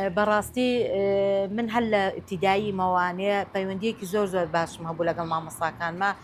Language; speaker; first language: Central Kurdish; native; Central Kurdish